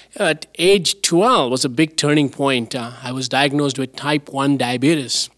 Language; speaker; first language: English; non-native, local second language; Tamil